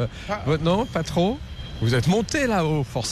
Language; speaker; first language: French; native; French